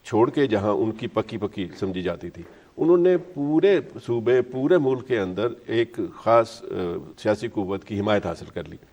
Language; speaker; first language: Urdu; non-native, local second language; Punjabi